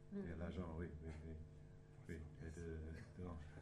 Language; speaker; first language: French; non-native, learner; English